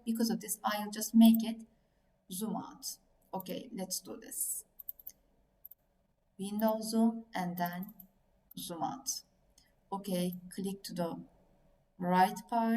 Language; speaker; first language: English; non-native, fluent; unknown